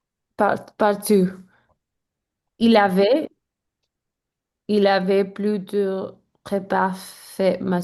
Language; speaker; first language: French; non-native, learner; English